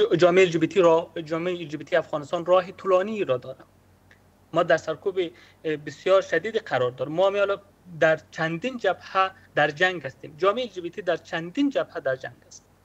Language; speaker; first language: Persian; native; Persian